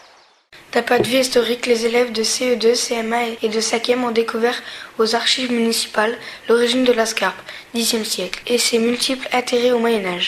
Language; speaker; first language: French; native; French